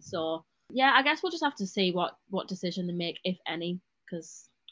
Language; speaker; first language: English; native; English